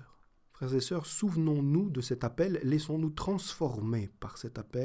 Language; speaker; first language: French; native; French